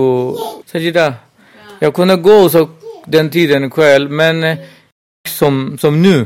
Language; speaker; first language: Swedish; non-native, local second language; Burmese